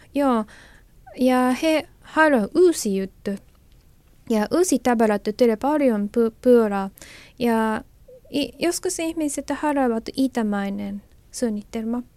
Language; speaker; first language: Finnish; non-native, learner; Japanese